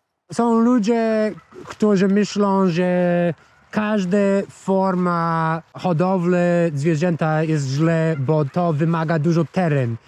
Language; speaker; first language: Polish; non-native, fluent; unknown